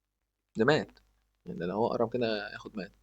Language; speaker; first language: Arabic; native; Arabic